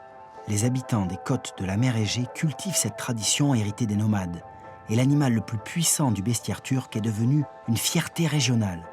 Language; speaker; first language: French; native; French